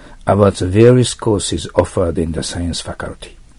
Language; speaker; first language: English; non-native, fluent; Japanese